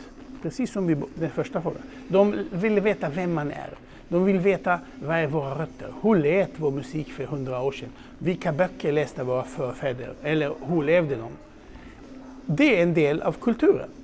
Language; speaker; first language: Swedish; non-native, fluent; Hebrew